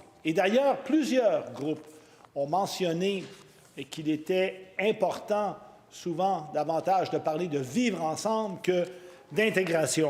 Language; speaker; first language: French; native; French